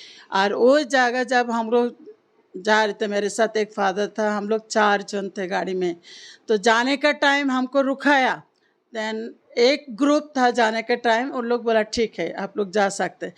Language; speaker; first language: Hindi; non-native, local second language; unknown